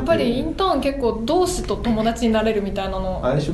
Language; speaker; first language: Japanese; native; Japanese